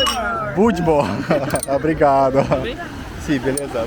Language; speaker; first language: Portuguese; non-native, learner; Russian